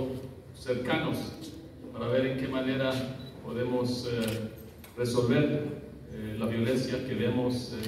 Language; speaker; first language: Spanish; early bilingual, heritage; English